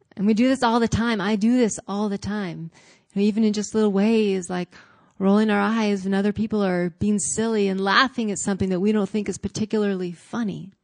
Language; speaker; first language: English; native; English